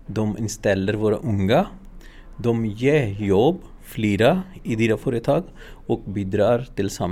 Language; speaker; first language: Swedish; non-native, fluent; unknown